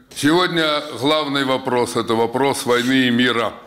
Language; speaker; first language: Russian; native; Russian